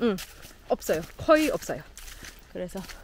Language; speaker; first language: Korean; non-native, learner; German